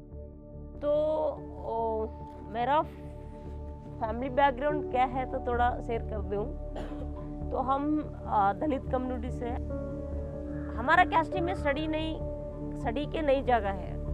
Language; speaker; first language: Hindi; non-native, local second language; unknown